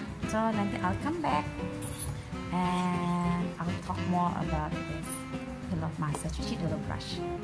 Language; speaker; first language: English; non-native, local second language; Malay